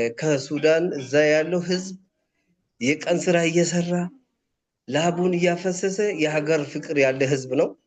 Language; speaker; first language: Amharic; non-native, local second language; Oromo